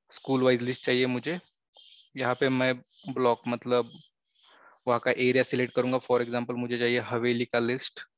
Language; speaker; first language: Hindi; non-native, local second language; Marathi